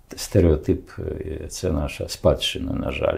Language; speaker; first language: Ukrainian; non-native, local second language; Romanian